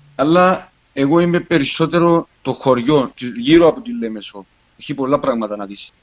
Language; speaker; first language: Greek; native; Greek